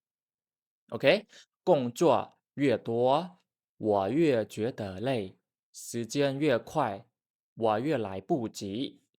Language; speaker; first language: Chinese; non-native, fluent; Khmer